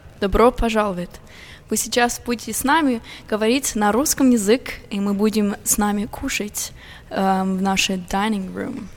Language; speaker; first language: Russian; early bilingual, heritage; Russian